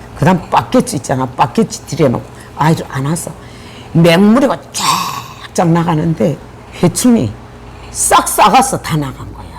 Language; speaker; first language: Korean; native; Korean